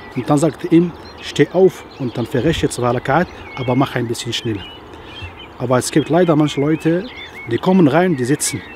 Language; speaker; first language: German; non-native, fluent; Arabic